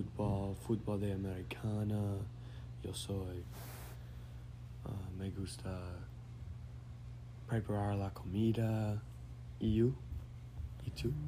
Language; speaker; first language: Spanish; non-native, learner; English